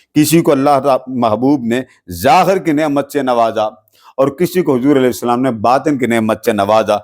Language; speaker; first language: Urdu; non-native, local second language; Punjabi